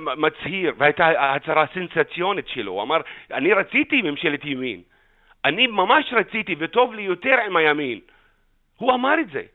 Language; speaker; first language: Hebrew; non-native, local second language; Arabic